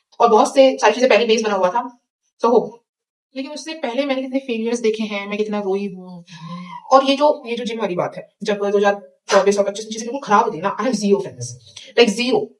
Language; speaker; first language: Hindi; native; Hindi